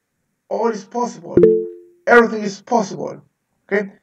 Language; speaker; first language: English; non-native, fluent; Spanish